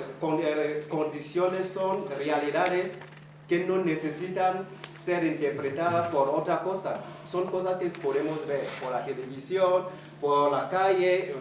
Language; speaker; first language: Spanish; non-native, fluent; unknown